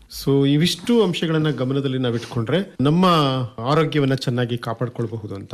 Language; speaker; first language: Kannada; native; Kannada